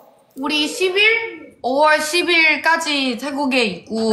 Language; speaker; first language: Korean; non-native, fluent; Thai